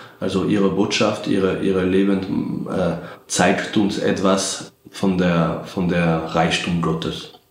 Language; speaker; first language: German; non-native, fluent; French